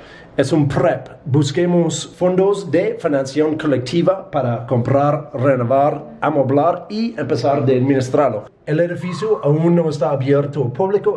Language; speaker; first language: Spanish; non-native, learner; English